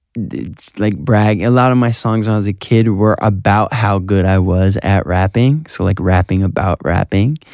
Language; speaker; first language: English; native; English